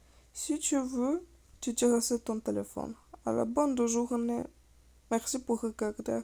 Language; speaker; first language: French; non-native, learner; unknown